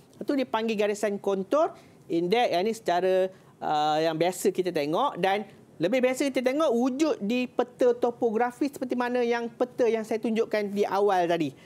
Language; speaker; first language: Malay; native; Malay